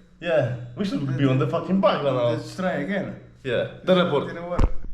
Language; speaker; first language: English; non-native, learner; Polish